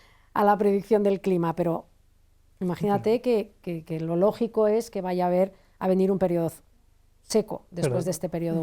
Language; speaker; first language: Spanish; native; Spanish